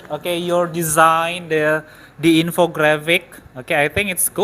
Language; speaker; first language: English; non-native, fluent; Indonesian